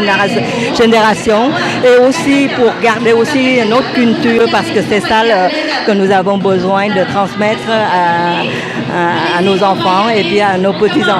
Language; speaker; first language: French; non-native, fluent; Vietnamese